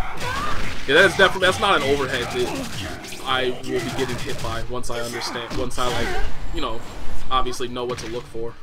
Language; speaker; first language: English; native; English